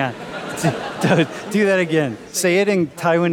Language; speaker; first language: English; native; English